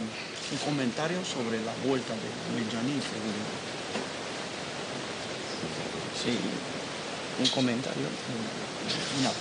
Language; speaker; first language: Spanish; non-native, fluent; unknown